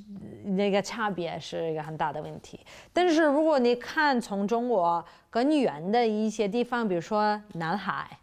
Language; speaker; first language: Chinese; non-native, fluent; English